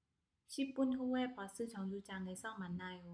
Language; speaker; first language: Korean; non-native, fluent; Khmer